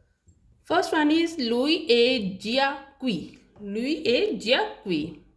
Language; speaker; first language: Italian; non-native, learner; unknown